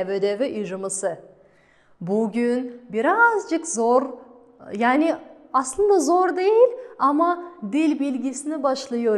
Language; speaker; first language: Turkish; non-native, fluent; Kazakh